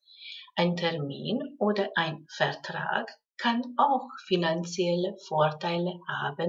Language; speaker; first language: German; non-native, fluent; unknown